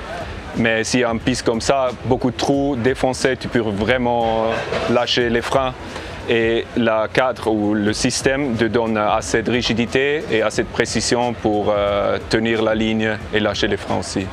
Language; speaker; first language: French; non-native, learner; English